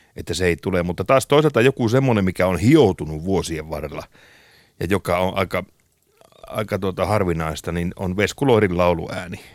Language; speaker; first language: Finnish; native; Finnish